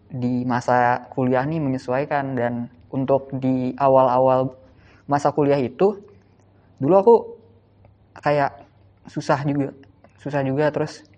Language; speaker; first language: Indonesian; native; Indonesian